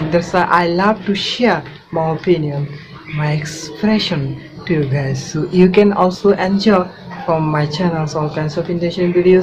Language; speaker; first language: English; non-native, learner; Bangla